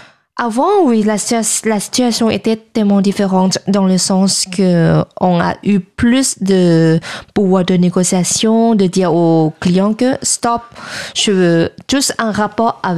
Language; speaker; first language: French; non-native, fluent; Thai